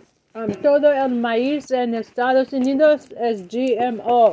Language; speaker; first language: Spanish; non-native, learner; English